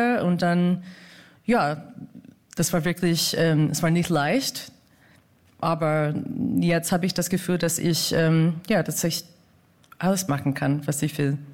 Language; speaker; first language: German; non-native, fluent; English